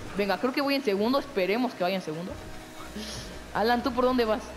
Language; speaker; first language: Spanish; native; Spanish